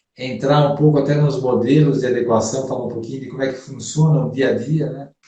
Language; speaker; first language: Portuguese; native; Portuguese